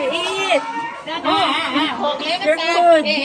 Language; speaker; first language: English; non-native, local second language; Filipino